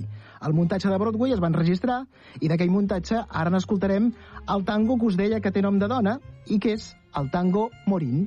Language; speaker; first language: Catalan; native; Catalan